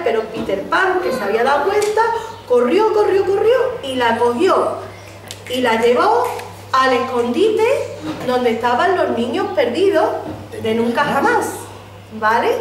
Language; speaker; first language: Spanish; native; Spanish